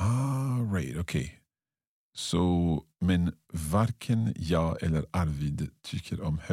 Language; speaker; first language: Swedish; non-native, learner; English